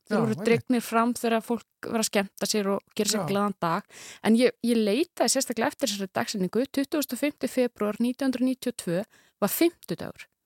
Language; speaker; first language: Icelandic; native; Icelandic